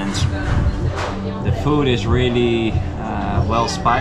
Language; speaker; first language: English; non-native, fluent; Dutch